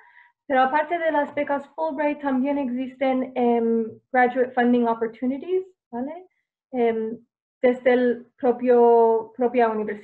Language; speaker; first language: Spanish; non-native, fluent; English